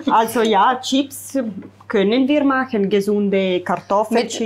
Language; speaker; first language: German; non-native, fluent; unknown